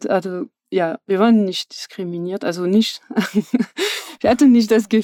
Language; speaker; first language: German; non-native, fluent; French